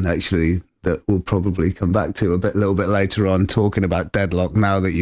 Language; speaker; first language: English; native; English